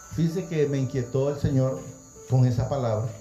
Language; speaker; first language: Spanish; native; Spanish